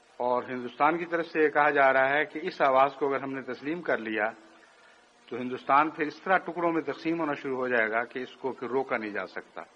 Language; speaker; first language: Urdu; native; Urdu